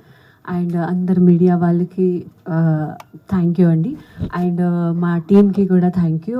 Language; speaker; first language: Telugu; non-native, local second language; Hindi